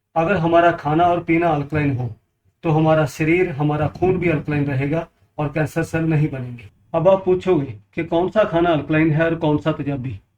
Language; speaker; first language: Hindi; non-native, local second language; Punjabi